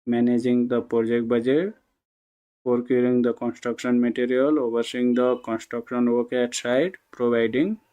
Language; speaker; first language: English; non-native, local second language; Nepali